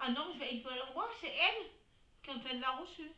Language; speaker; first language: French; native; French